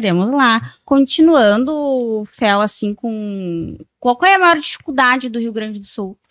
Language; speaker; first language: Portuguese; native; Portuguese